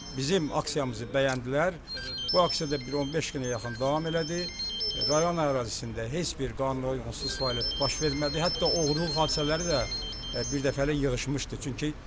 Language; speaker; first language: Azerbaijani; native; Azerbaijani